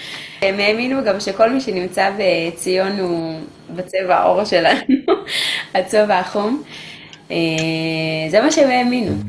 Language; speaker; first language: Hebrew; early bilingual, other home language; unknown